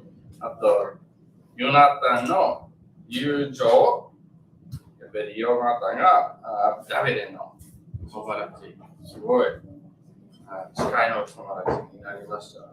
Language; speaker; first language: Japanese; non-native, learner; English